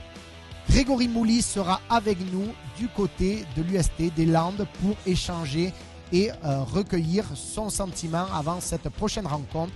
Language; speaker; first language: French; native; French